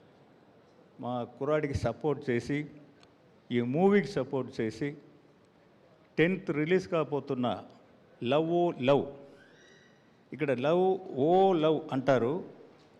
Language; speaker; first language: Telugu; non-native, learner; Tamil